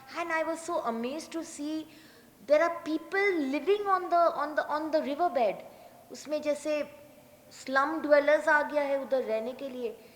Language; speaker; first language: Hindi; non-native, local second language; Bangla